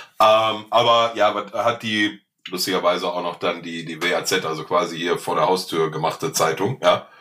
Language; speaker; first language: German; native; German